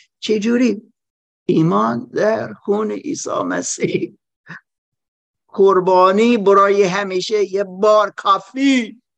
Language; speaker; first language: Persian; non-native, learner; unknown